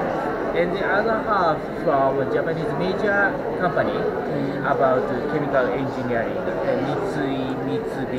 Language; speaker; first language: English; non-native, learner; Japanese